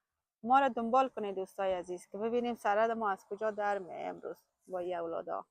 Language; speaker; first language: Persian; native; Persian